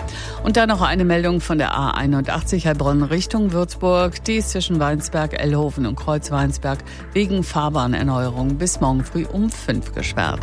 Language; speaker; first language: German; native; German